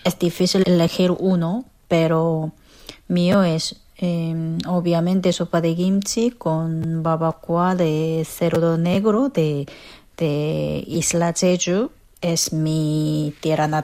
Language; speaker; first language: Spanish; non-native, fluent; Korean